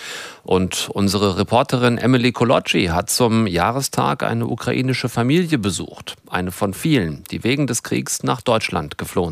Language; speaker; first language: German; native; German